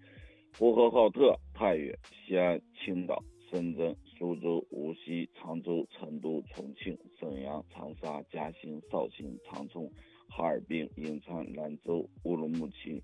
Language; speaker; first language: Chinese; native; Chinese